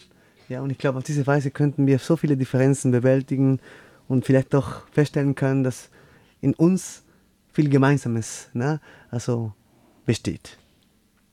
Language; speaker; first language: German; non-native, fluent; Spanish